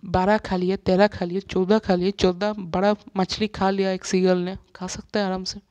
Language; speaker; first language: Hindi; non-native, local second language; Bangla